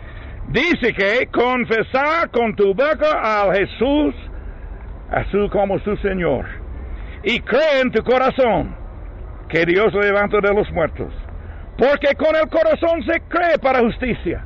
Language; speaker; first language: Spanish; non-native, learner; English